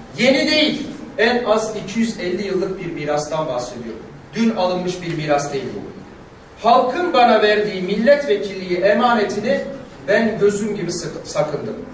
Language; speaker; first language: Turkish; non-native, local second language; Kurdish